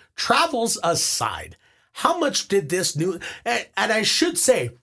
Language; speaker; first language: English; native; English